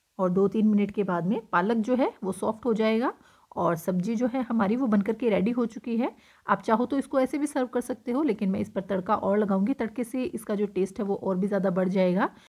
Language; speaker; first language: Hindi; native; Hindi